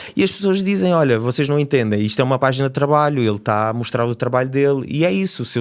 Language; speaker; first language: Portuguese; native; Portuguese